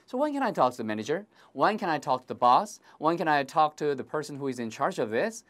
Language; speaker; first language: English; non-native, fluent; Korean